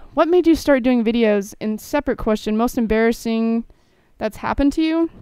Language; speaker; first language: English; native; English